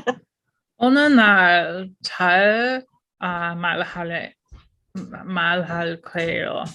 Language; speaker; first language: Korean; non-native, learner; English